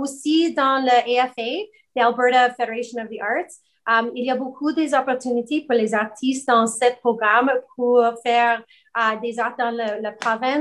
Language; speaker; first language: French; non-native, learner; English